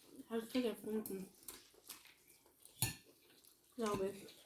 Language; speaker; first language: German; non-native, learner; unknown